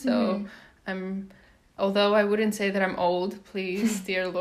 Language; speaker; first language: English; non-native, local second language; Afrikaans